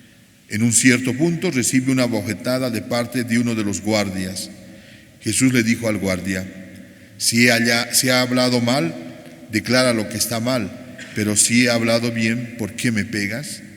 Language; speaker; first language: Spanish; native; Spanish